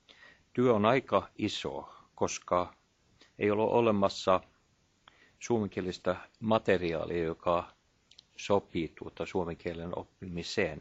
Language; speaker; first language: Finnish; non-native, fluent; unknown